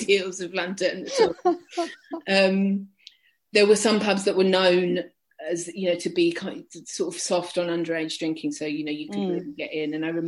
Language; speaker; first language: English; native; English